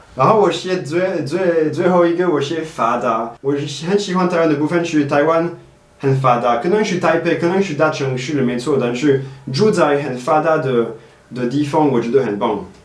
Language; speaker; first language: Chinese; non-native, fluent; French